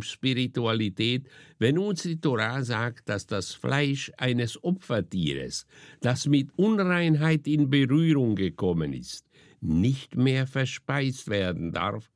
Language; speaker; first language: German; native; German